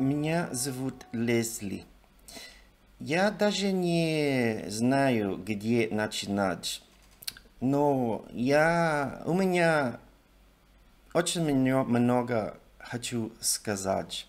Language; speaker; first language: Russian; non-native, learner; English